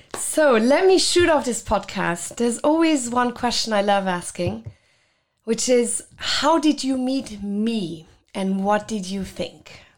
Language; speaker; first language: English; non-native, fluent; Luxembourgish